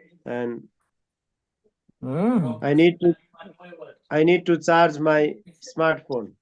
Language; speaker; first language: English; non-native, learner; Nepali